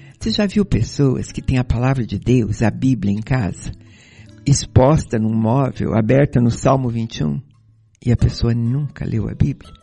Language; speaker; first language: Portuguese; native; Portuguese